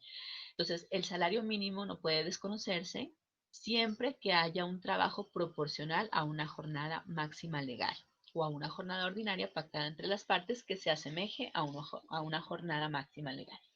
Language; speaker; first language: Spanish; native; Spanish